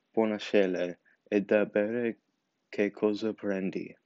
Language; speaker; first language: Italian; non-native, learner; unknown